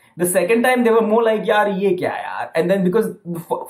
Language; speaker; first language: English; non-native, local second language; Gujarati